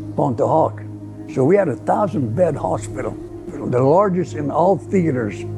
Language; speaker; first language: English; early bilingual, other home language; Italian